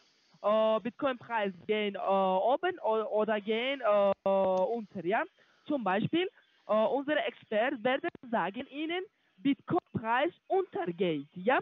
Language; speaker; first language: German; non-native, learner; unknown